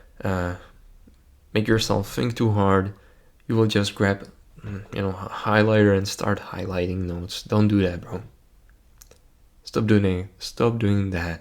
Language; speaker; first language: English; non-native, fluent; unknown